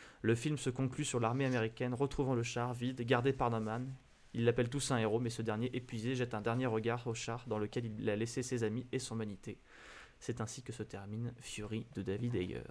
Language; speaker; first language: French; native; French